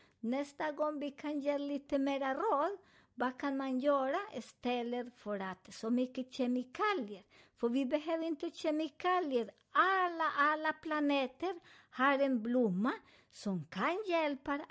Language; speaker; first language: Swedish; non-native, fluent; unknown